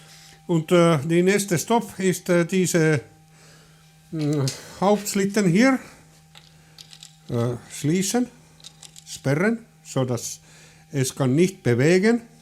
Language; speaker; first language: German; non-native, learner; Finnish